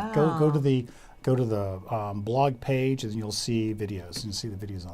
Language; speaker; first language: English; native; English